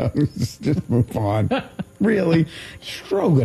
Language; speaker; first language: English; native; English